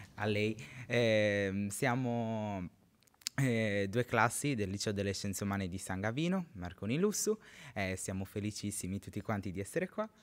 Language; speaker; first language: Italian; native; Italian